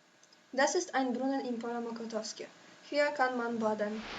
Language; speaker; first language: German; non-native, learner; Polish